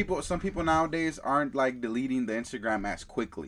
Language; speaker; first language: English; early bilingual, other home language; Spanish